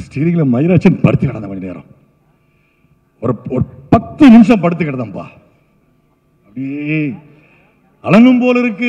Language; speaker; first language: Tamil; native; Tamil